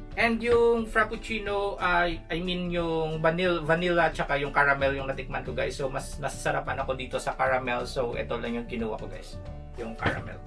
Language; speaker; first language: Filipino; non-native, local second language; Hiligaynon